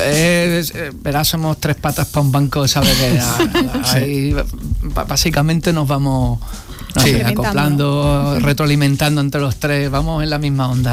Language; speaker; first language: Spanish; native; Spanish